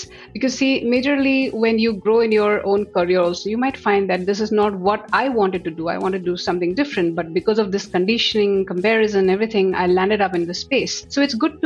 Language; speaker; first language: English; non-native, local second language; Assamese